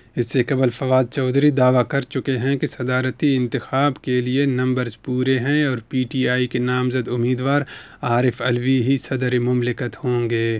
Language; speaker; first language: Urdu; non-native, local second language; Baluchi